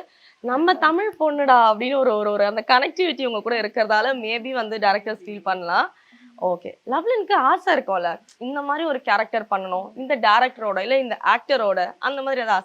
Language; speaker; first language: Tamil; native; Tamil